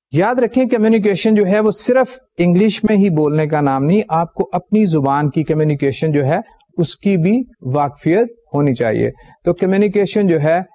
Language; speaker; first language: Urdu; native; Urdu